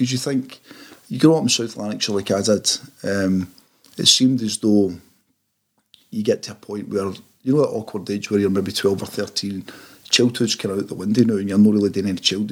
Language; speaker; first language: English; native; English